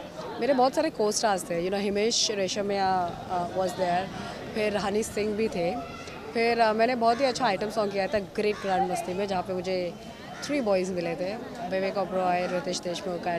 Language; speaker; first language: Hindi; non-native, local second language; Marathi